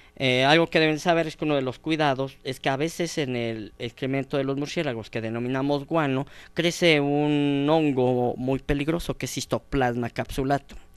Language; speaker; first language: Spanish; native; Spanish